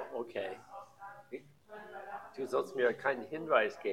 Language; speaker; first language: German; non-native, learner; English